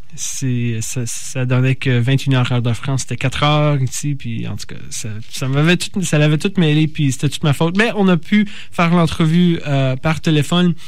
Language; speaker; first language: French; native; French